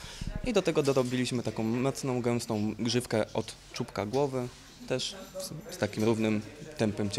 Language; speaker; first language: Polish; native; Polish